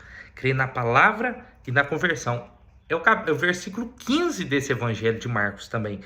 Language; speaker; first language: Portuguese; native; Portuguese